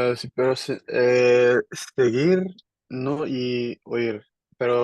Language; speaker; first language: Spanish; non-native, learner; Dutch